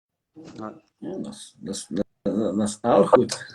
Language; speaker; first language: Dutch; non-native, local second language; French